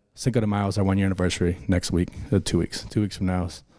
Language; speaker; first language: English; native; English